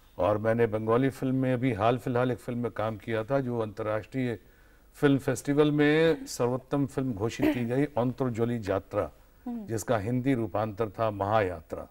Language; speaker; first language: Hindi; native; Hindi